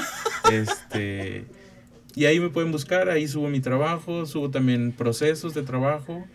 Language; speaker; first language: Spanish; native; Spanish